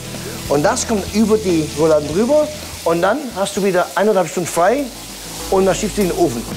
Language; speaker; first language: German; native; German